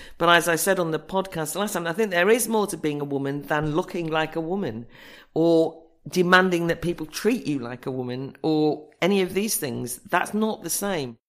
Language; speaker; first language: English; native; English